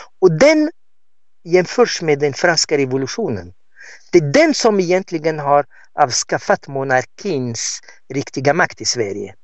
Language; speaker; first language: Swedish; non-native, fluent; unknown